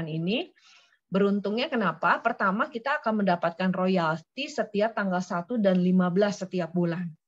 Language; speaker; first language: Indonesian; native; Indonesian